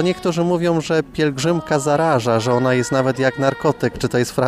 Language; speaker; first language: Polish; native; Polish